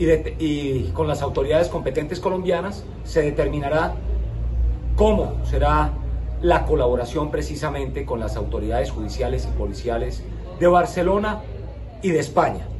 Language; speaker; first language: Spanish; native; Spanish